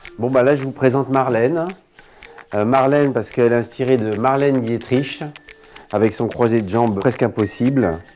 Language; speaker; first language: French; native; French